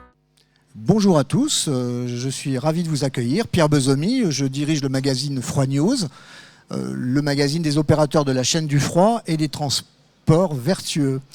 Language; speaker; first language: French; native; French